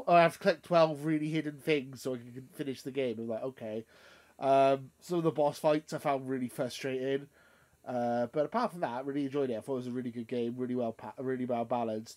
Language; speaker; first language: English; native; English